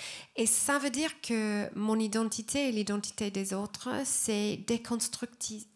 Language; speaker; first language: French; non-native, fluent; English